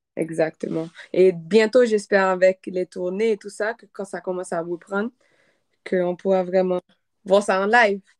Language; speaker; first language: French; non-native, local second language; Haitian Creole